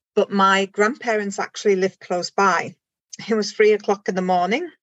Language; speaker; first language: English; non-native, fluent; German